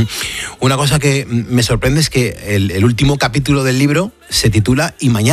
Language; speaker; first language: Spanish; native; Spanish